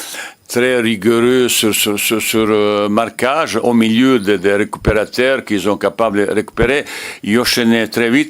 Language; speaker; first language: French; non-native, learner; Bosnian